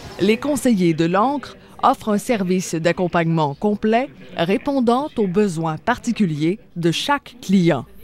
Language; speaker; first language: French; native; French